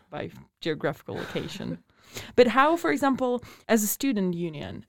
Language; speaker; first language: English; non-native, fluent; Russian